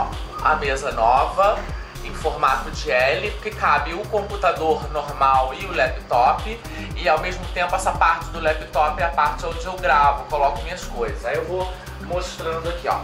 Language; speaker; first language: Portuguese; native; Portuguese